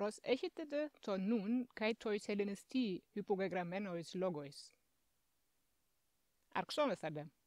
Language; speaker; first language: Greek; non-native, fluent; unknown